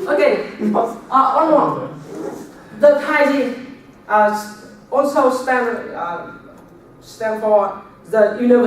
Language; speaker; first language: English; non-native, learner; Vietnamese